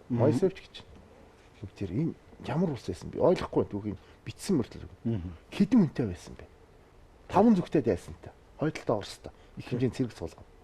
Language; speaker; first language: Mongolian; native; Mongolian